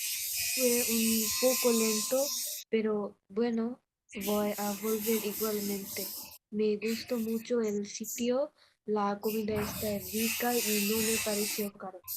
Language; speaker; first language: Spanish; non-native, learner; Bangla